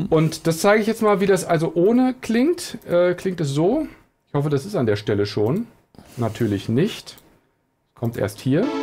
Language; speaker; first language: German; native; German